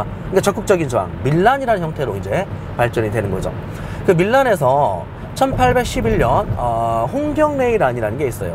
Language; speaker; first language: Korean; native; Korean